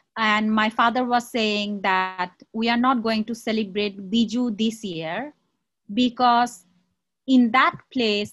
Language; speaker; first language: English; non-native, local second language; Chakma